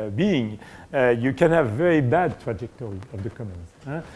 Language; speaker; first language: English; non-native, fluent; French